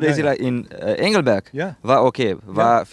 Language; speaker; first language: German; non-native, learner; Slovenian